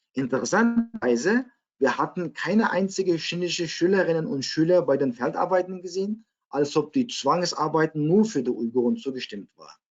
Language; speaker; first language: German; non-native, fluent; Uyghur